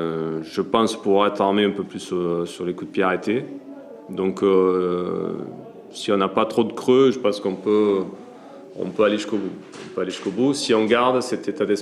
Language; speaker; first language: French; native; French